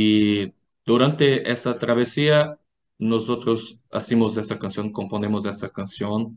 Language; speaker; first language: Spanish; non-native, fluent; Portuguese